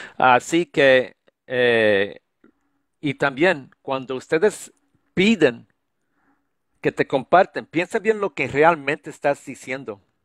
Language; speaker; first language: Spanish; early bilingual, heritage; Spanish